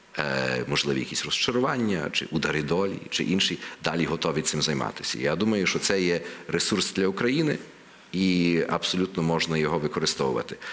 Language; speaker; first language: Ukrainian; early bilingual, heritage; Ukrainian